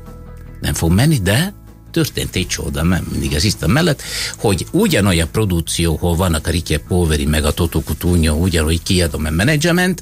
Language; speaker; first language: Hungarian; non-native, fluent; Italian